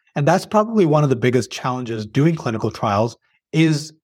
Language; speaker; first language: English; early bilingual, other home language; Arabic